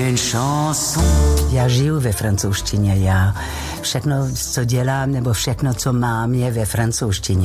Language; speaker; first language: Czech; non-native, fluent; French